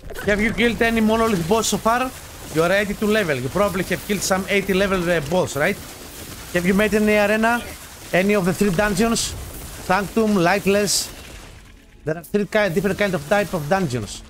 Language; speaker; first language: English; non-native, fluent; Greek